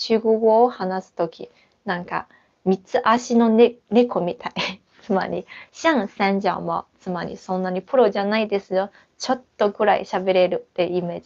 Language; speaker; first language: Japanese; non-native, fluent; Chinese